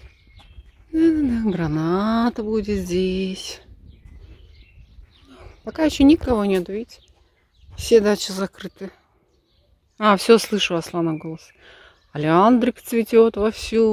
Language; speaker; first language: Russian; native; Russian